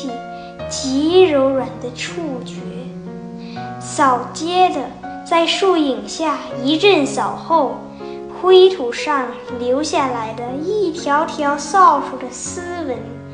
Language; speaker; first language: Chinese; early bilingual, heritage; Chinese